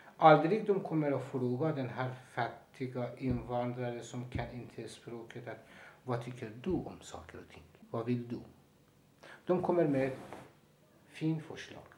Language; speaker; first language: Swedish; non-native, fluent; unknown